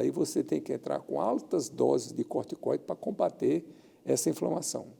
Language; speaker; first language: Portuguese; native; Portuguese